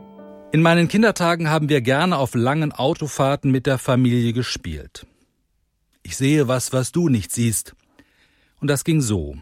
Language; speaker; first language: German; native; German